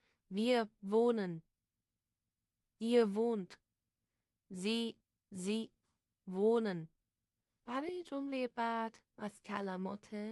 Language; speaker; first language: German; non-native, fluent; Persian